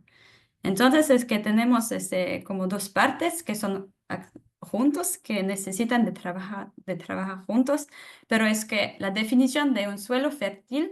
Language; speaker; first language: Spanish; non-native, fluent; French